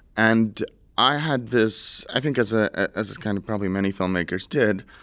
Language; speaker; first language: English; early bilingual, other home language; Russian